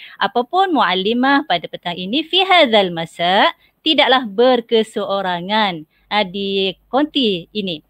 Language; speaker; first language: Malay; native; Malay